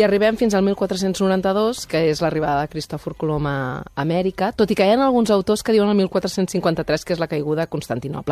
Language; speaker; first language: Catalan; native; Catalan